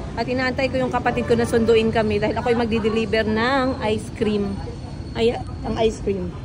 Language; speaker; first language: Filipino; non-native, local second language; Cebuano